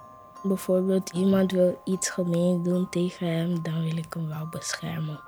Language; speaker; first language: Dutch; early bilingual, other home language; Spanish